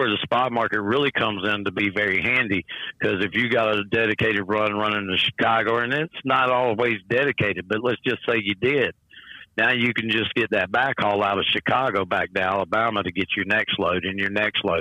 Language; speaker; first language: English; native; English